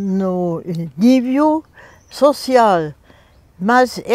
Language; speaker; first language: Portuguese; non-native, fluent; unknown